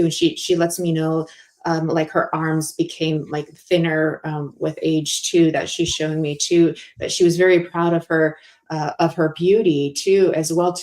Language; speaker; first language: English; native; English